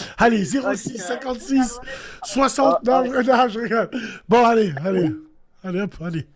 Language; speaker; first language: French; native; French